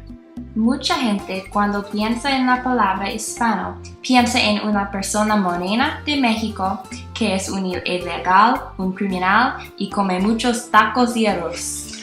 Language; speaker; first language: Spanish; non-native, learner; English